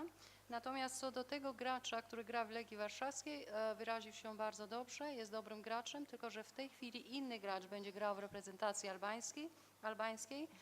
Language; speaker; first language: Polish; non-native, fluent; Albanian